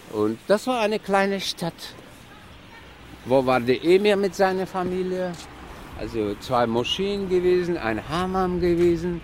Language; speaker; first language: German; non-native, learner; Tajik